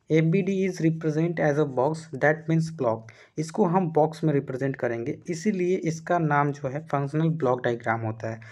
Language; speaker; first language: Hindi; native; Hindi